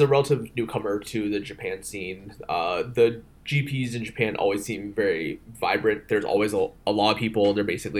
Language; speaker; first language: English; native; English